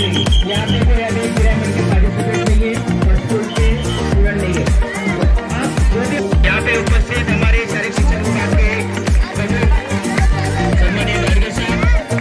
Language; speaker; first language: Hindi; non-native, local second language; Marathi